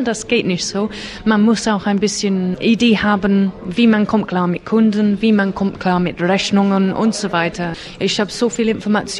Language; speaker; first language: German; non-native, learner; English